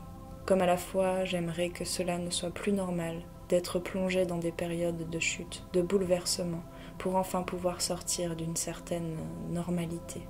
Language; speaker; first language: French; native; French